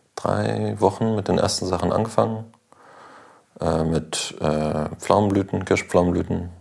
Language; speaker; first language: German; native; German